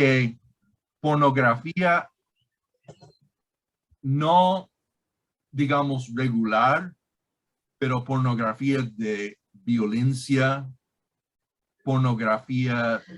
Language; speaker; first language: Spanish; non-native, fluent; English